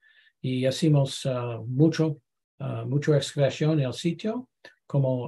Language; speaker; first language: Spanish; non-native, learner; English